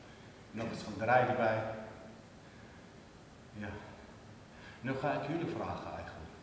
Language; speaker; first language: Dutch; non-native, learner; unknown